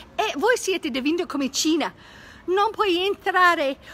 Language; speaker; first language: Italian; non-native, fluent; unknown